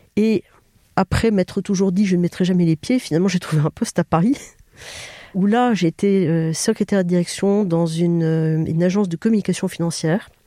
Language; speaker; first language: French; native; French